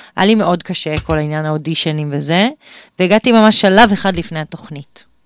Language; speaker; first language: Hebrew; native; Hebrew